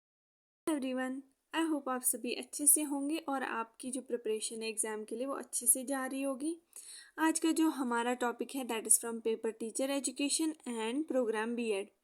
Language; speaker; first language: Hindi; native; Hindi